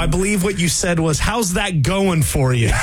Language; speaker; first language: English; native; English